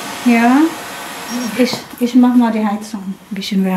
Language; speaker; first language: German; non-native, learner; Filipino